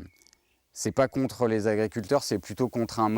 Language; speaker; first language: French; native; French